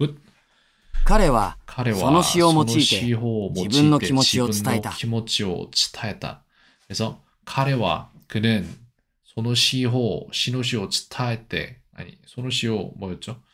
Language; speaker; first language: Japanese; non-native, learner; Korean